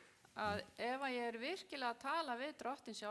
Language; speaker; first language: Icelandic; non-native, fluent; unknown